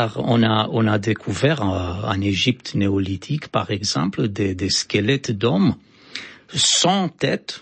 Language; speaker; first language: French; non-native, fluent; Romanian